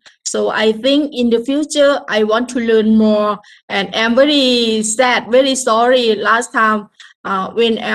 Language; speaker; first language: English; non-native, learner; Thai